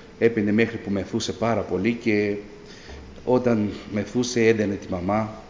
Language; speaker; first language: Greek; early bilingual, other home language; Albanian